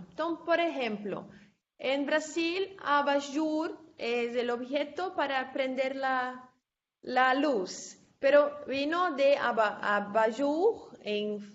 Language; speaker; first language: Spanish; non-native, fluent; Portuguese